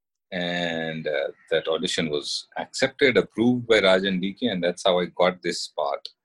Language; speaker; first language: English; non-native, local second language; Hindi